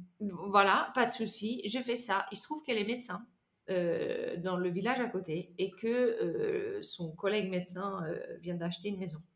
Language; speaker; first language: French; non-native, fluent; Dutch